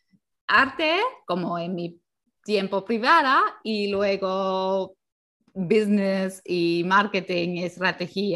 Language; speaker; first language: Spanish; non-native, fluent; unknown